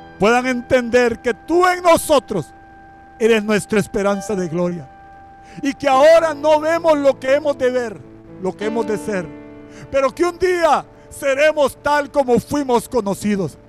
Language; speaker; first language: Spanish; native; Spanish